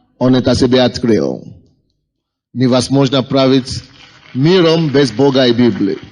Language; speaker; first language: Russian; non-native, fluent; Yoruba